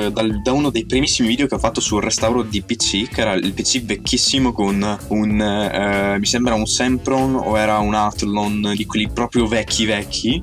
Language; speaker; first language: Italian; native; Italian